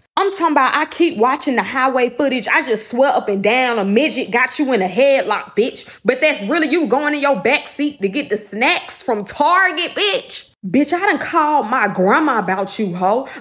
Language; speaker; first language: English; native; English